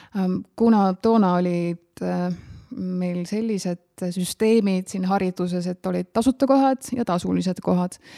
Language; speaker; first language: Estonian; native; Estonian